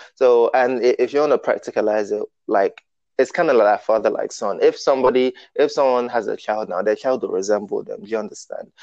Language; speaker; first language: English; non-native, local second language; Igbo